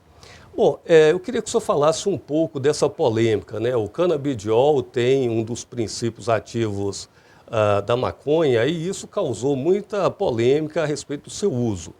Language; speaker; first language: Portuguese; native; Portuguese